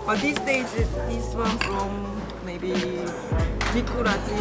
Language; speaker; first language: English; non-native, learner; Korean